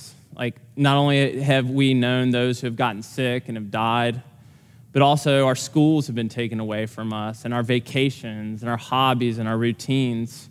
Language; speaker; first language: English; native; English